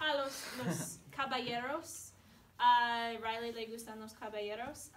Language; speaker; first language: Spanish; non-native, fluent; English